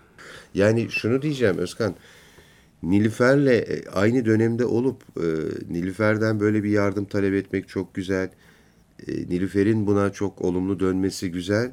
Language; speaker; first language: Turkish; native; Turkish